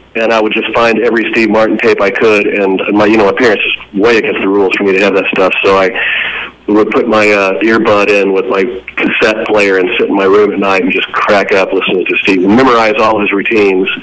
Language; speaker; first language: English; native; English